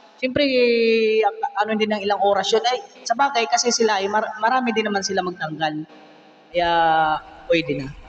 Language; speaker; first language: Filipino; non-native, local second language; Cebuano